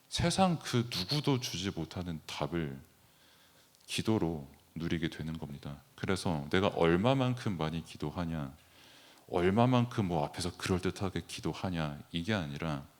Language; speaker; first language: Korean; native; Korean